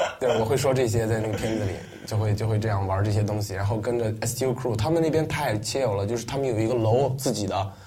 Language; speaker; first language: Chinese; non-native, local second language; Uyghur